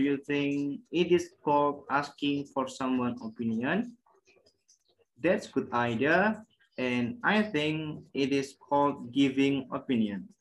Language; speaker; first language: English; non-native, learner; Indonesian